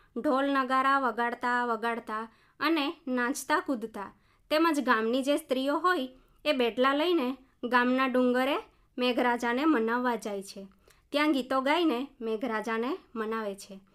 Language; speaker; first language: Gujarati; non-native, local second language; Vasavi